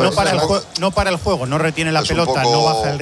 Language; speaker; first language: Spanish; native; Spanish